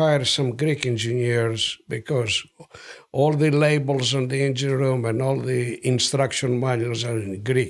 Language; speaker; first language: English; non-native, fluent; Greek